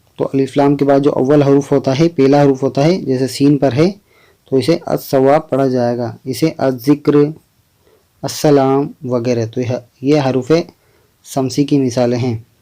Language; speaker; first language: Hindi; native; Hindi